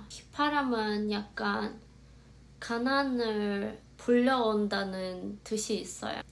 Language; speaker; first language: Korean; non-native, fluent; Azerbaijani